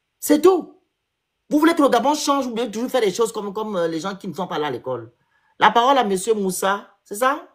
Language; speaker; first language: French; native; French